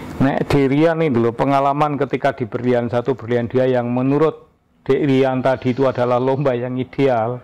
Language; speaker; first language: Indonesian; non-native, local second language; Javanese